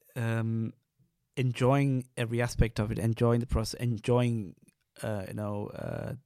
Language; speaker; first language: English; non-native, local second language; Sinhala